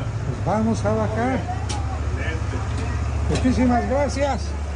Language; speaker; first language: Spanish; native; Spanish